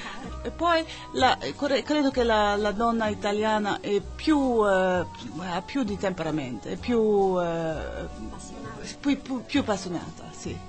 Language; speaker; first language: Italian; non-native, learner; German